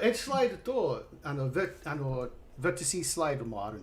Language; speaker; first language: Japanese; non-native, fluent; English